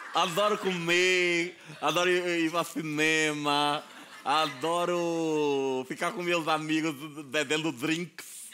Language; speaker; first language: Portuguese; native; Portuguese